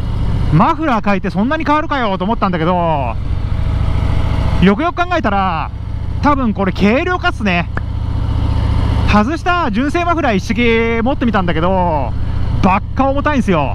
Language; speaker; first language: Japanese; native; Japanese